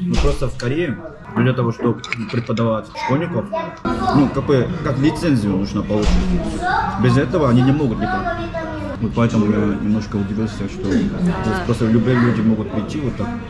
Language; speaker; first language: Russian; non-native, fluent; Korean